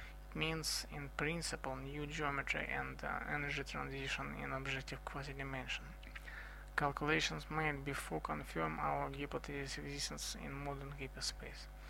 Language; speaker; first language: English; non-native, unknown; Russian